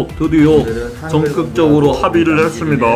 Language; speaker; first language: Korean; native; Korean